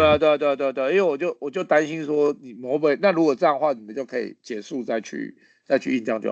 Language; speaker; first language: Chinese; native; Chinese